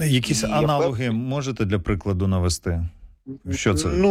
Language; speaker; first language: Ukrainian; native; Ukrainian